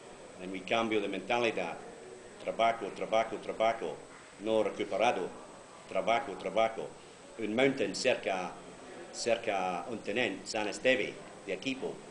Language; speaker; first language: Spanish; non-native, learner; English